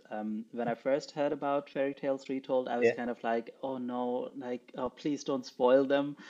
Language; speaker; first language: English; non-native, local second language; Urdu